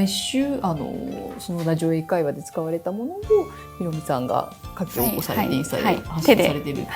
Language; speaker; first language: Japanese; native; Japanese